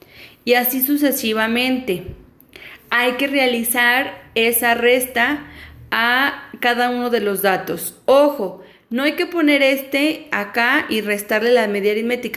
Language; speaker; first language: Spanish; native; Spanish